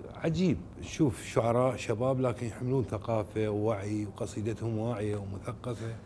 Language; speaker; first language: Arabic; native; Arabic